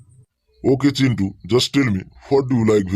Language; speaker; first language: English; non-native, local second language; Bangla